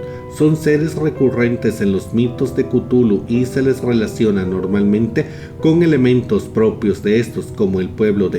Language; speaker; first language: Spanish; native; Spanish